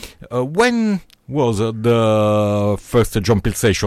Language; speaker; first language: English; non-native, learner; Italian